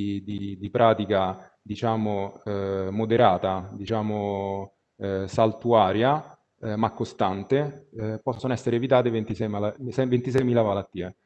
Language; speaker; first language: Italian; native; Italian